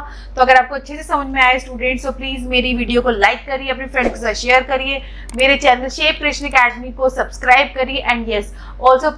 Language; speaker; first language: Hindi; native; Hindi